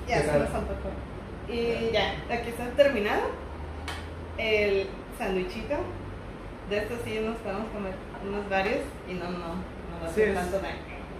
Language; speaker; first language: Spanish; native; Spanish